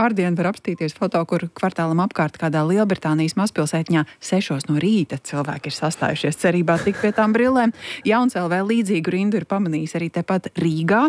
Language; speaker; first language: Latvian; native; Latvian